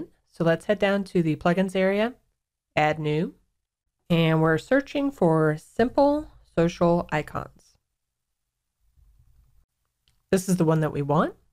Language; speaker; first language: English; native; English